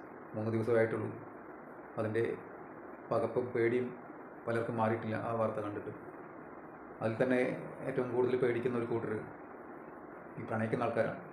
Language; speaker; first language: Malayalam; native; Malayalam